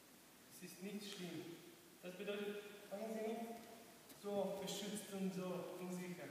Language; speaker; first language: German; non-native, learner; Serbian